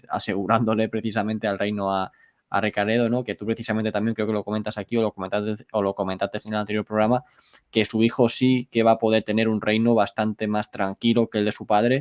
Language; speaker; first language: Spanish; native; Spanish